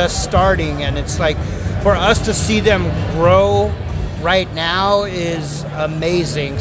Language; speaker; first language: English; native; English